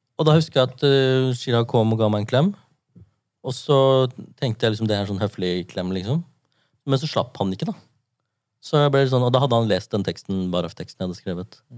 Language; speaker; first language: Norwegian; early bilingual, other home language; Japanese